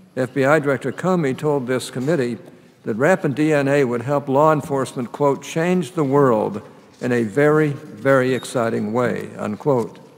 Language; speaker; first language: English; native; English